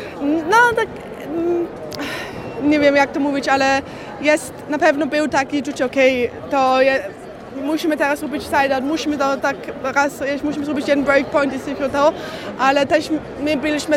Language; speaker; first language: Polish; early bilingual, heritage; Polish